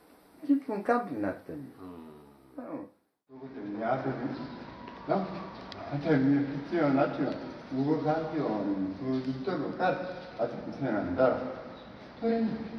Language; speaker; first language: Japanese; native; Japanese